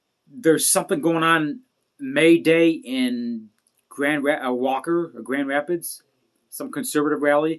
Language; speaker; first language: English; native; English